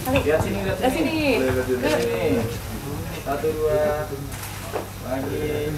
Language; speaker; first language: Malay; non-native, local second language; Javanese